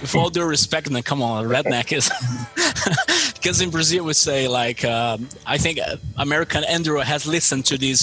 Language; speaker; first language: English; non-native, fluent; Portuguese